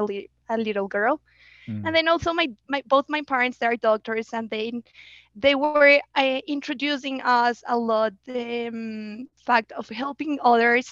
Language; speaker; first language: English; non-native, fluent; Spanish